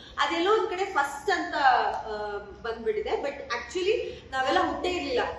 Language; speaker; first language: Kannada; non-native, local second language; Kodava